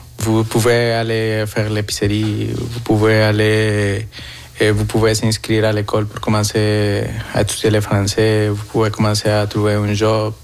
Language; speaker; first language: French; non-native, fluent; Spanish